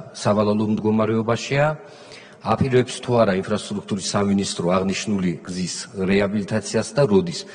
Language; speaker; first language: Georgian; non-native, local second language; Azerbaijani